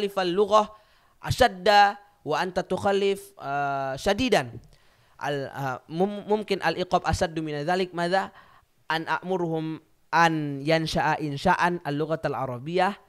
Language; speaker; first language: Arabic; non-native, learner; Indonesian